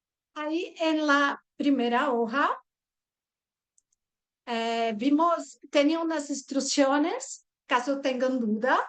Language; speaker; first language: Spanish; non-native, fluent; Portuguese